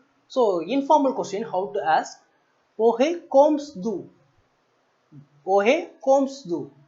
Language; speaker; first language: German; non-native, learner; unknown